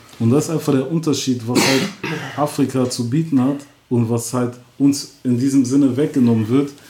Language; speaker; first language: German; early bilingual, other home language; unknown